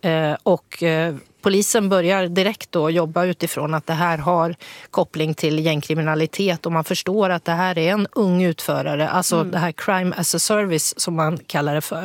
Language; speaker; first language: Swedish; native; Swedish